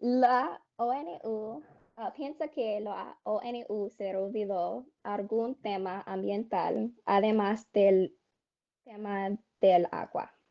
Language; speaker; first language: Spanish; non-native, learner; English